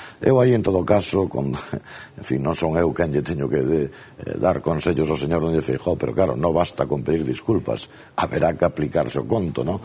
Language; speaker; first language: Galician; non-native, local second language; Spanish